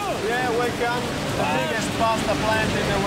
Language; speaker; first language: English; non-native, fluent; Italian